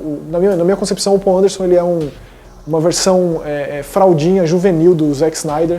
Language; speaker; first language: Portuguese; native; Portuguese